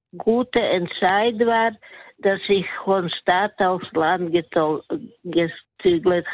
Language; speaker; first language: German; non-native, learner; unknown